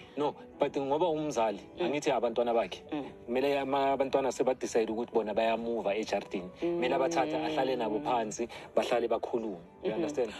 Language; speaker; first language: Zulu; native; Zulu